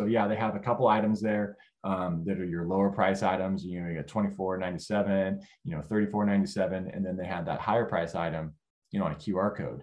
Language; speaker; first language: English; native; English